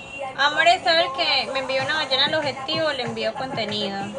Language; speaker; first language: Spanish; native; Spanish